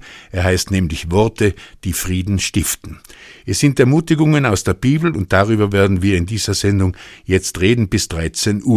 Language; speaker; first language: German; native; German